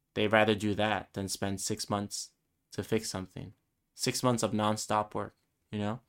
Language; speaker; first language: English; early bilingual, other home language; Spanish